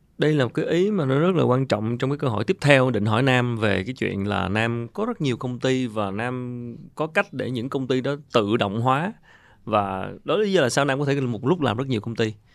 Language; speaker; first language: Vietnamese; native; Vietnamese